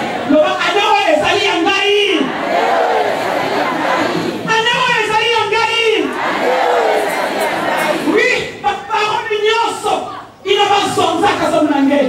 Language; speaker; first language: French; non-native, local second language; Lingala